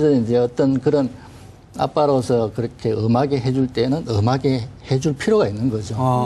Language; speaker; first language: Korean; native; Korean